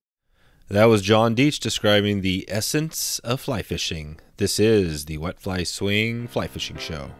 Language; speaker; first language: English; native; English